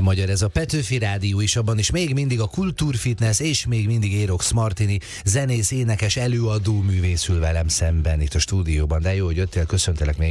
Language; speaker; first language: Hungarian; native; Hungarian